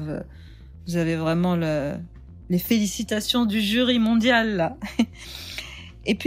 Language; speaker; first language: French; native; French